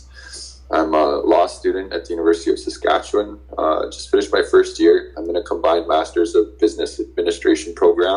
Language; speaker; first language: English; native; English